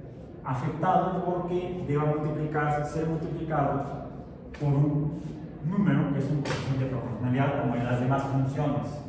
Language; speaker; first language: Spanish; native; Spanish